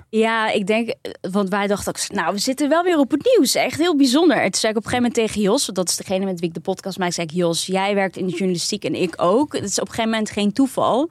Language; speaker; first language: Dutch; early bilingual, other home language; Turkish